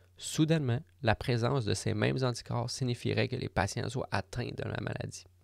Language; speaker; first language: French; native; French